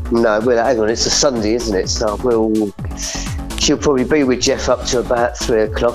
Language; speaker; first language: English; native; English